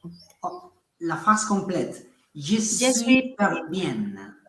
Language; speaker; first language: French; non-native, fluent; Spanish